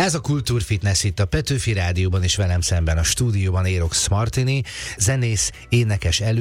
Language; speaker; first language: Hungarian; native; Hungarian